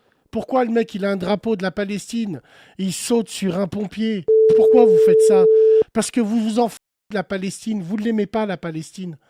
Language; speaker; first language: French; native; French